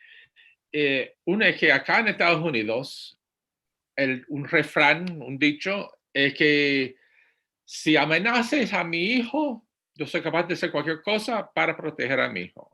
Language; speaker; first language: Spanish; non-native, fluent; English